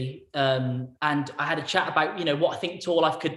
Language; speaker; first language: English; native; English